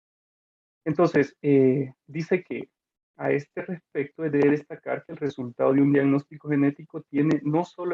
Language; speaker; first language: Spanish; native; Spanish